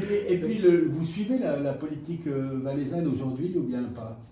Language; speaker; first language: French; native; French